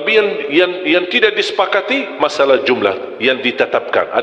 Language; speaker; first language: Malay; non-native, fluent; Arabic